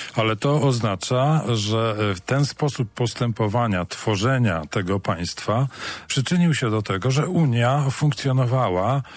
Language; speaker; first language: Polish; native; Polish